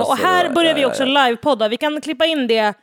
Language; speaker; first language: Swedish; native; Swedish